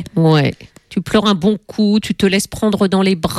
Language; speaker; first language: French; native; French